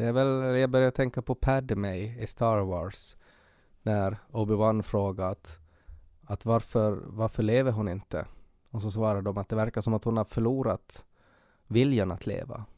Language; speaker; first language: Swedish; native; Swedish